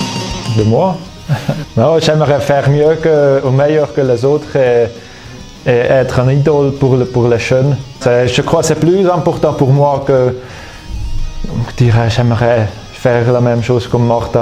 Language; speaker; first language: French; non-native, local second language; German